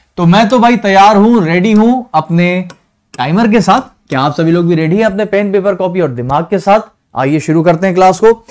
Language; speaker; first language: Hindi; native; Hindi